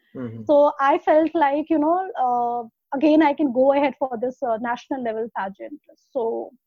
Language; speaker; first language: English; non-native, local second language; Hindi